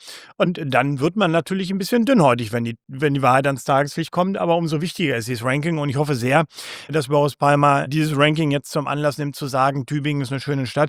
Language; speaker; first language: German; native; German